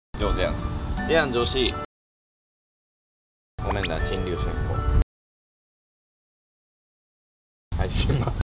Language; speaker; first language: Chinese; non-native, fluent; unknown